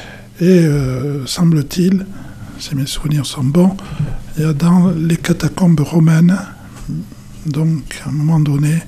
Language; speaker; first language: French; native; French